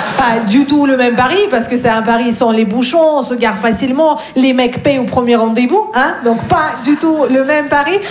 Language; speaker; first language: French; non-native, fluent; Russian